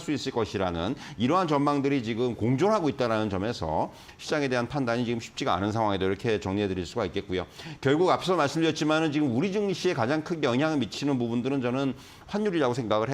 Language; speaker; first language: Korean; native; Korean